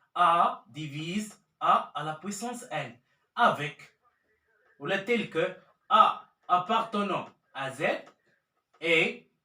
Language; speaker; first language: French; non-native, local second language; Arabic